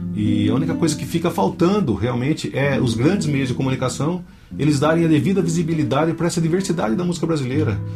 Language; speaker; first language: Portuguese; native; Portuguese